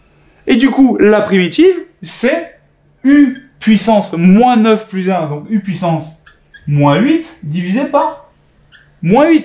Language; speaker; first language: French; native; French